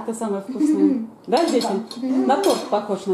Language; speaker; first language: Russian; native; Russian